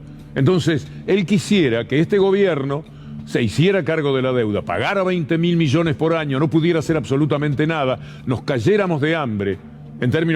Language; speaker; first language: Spanish; native; Spanish